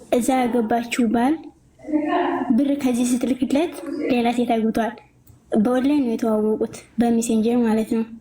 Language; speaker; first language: Amharic; native; Amharic